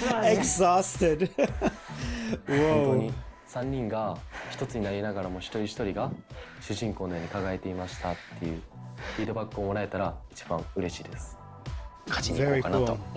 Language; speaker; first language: Japanese; native; Japanese